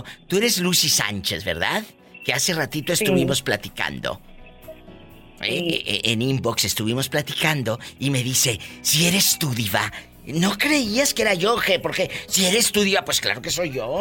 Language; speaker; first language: Spanish; native; Spanish